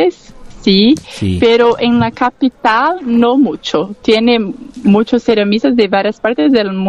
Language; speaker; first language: Spanish; non-native, learner; Portuguese